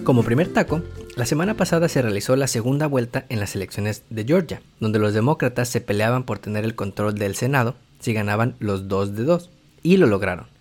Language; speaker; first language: Spanish; native; Spanish